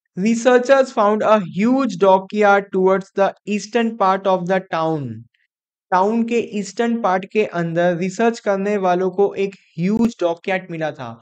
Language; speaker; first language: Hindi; non-native, local second language; Gujarati